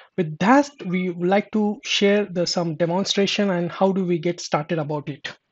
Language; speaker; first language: English; non-native, local second language; Marathi